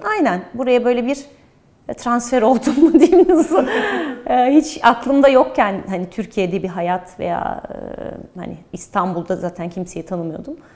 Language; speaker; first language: Turkish; early bilingual, heritage; Turkish